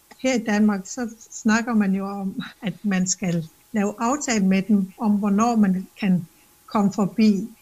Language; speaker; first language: Danish; non-native, local second language; Kalaallisut